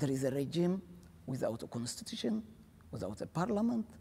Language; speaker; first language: English; non-native, fluent; Tigrinya